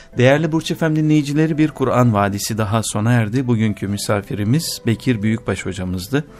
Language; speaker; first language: Turkish; native; Turkish